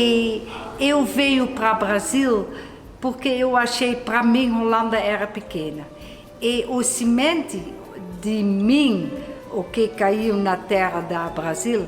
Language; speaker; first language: Portuguese; non-native, fluent; Dutch